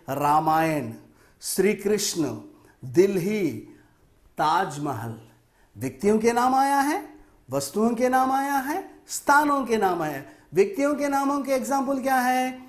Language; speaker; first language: Hindi; non-native, local second language; Telugu